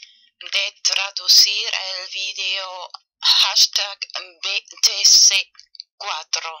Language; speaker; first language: Spanish; non-native, fluent; German